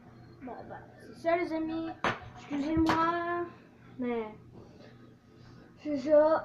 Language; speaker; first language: French; native; French